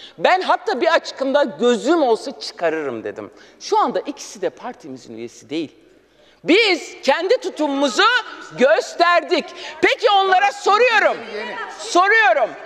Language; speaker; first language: Turkish; non-native, local second language; Kurdish